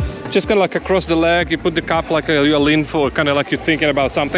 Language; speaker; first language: English; non-native, fluent; Ukrainian